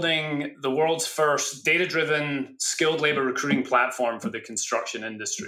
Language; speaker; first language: English; native; English